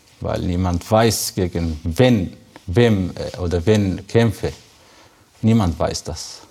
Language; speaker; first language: German; non-native, learner; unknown